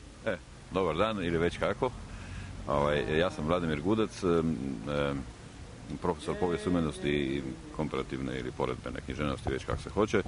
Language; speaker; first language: Croatian; native; Croatian